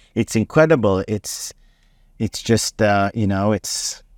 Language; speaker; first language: English; non-native, fluent; Hebrew